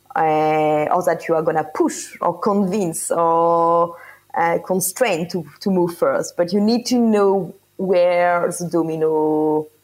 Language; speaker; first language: English; non-native, fluent; French